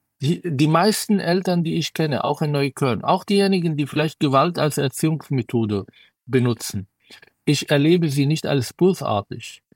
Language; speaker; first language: German; non-native, fluent; Arabic